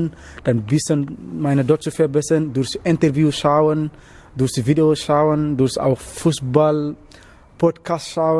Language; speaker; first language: German; non-native, learner; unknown